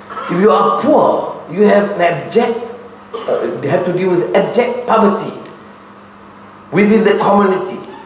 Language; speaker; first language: English; non-native, local second language; Malay